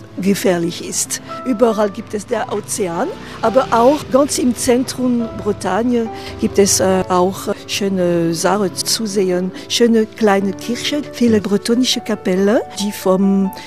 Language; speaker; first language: German; non-native, fluent; French